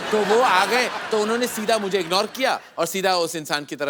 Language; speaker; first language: Hindi; native; Hindi